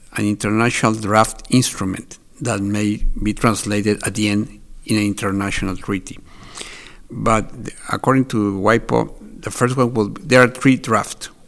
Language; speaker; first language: English; non-native, fluent; Spanish